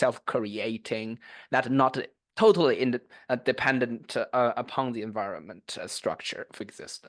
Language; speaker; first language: English; non-native, fluent; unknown